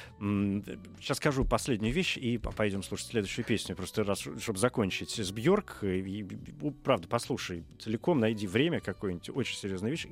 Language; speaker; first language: Russian; native; Russian